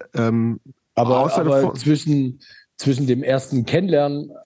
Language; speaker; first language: German; native; German